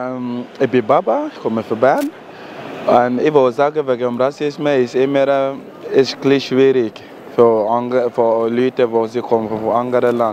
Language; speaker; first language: German; non-native, learner; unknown